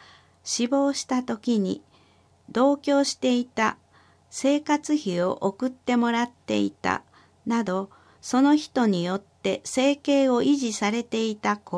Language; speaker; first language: Japanese; native; Japanese